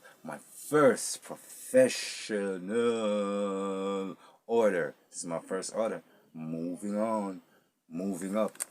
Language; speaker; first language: English; native; English